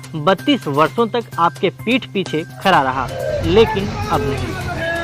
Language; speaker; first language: Hindi; native; Hindi